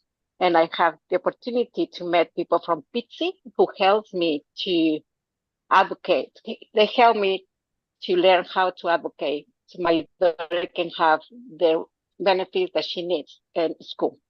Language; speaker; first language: English; non-native, fluent; Spanish